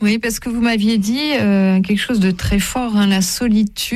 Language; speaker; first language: French; native; French